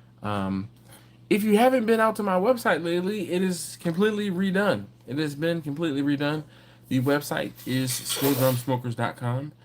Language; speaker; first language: English; native; English